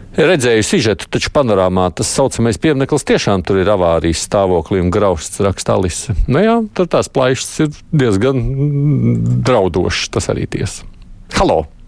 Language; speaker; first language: Latvian; native; Latvian